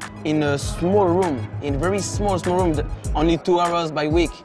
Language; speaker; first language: English; non-native, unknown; French